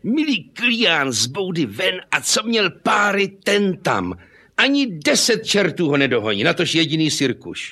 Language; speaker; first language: Czech; native; Czech